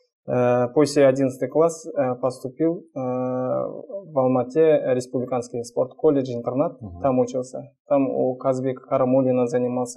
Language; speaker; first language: Russian; non-native, local second language; Kazakh